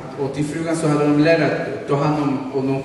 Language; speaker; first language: Swedish; non-native, learner; Spanish